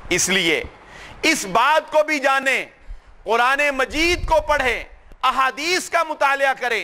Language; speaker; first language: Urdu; non-native, local second language; Punjabi